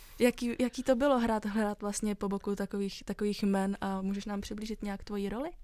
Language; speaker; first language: Czech; native; Czech